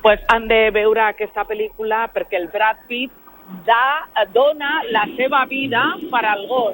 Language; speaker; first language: Catalan; non-native, local second language; Spanish